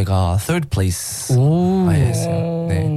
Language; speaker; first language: Korean; non-native, learner; English